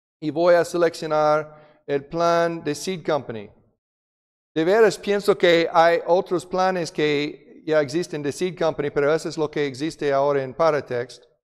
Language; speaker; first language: Spanish; non-native, fluent; English